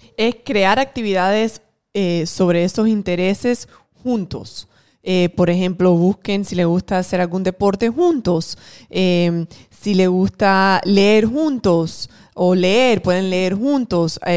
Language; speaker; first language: Spanish; early bilingual, heritage; Spanish